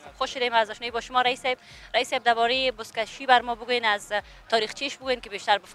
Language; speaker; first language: Persian; native; Persian